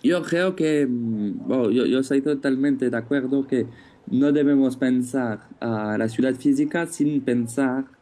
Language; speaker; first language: Spanish; non-native, fluent; French